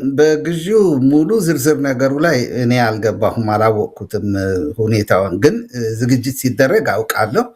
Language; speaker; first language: Amharic; native; Amharic